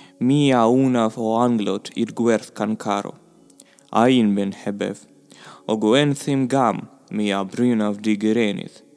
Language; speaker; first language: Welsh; non-native, learner; Russian